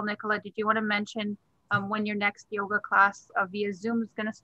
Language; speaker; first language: English; native; English